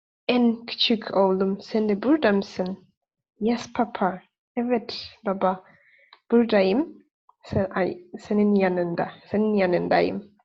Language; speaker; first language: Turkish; non-native, learner; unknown